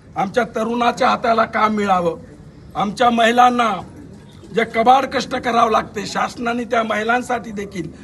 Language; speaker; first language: Marathi; non-native, local second language; Lambadi